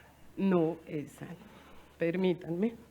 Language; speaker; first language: Spanish; native; Spanish